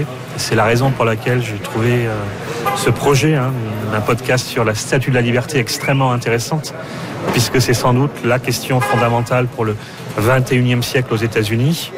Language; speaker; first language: French; native; French